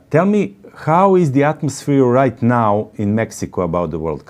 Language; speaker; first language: English; non-native, fluent; Serbian